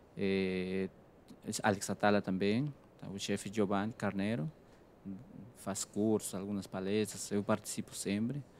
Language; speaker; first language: Portuguese; non-native, fluent; Spanish